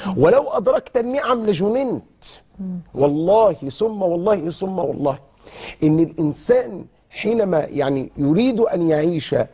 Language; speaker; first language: Egyptian Arabic; native; Egyptian Arabic